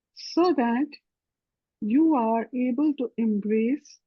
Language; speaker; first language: English; non-native, local second language; Hindi